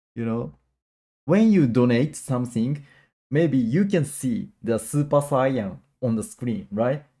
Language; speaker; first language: English; non-native, learner; Japanese